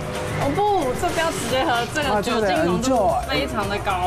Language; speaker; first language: Chinese; native; Chinese